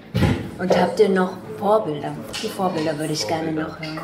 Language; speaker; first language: German; native; German